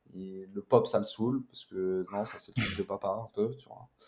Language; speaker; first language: French; native; French